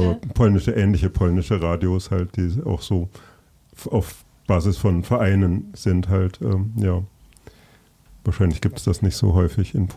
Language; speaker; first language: German; native; German